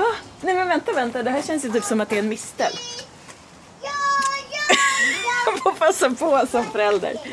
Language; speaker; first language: Swedish; native; Swedish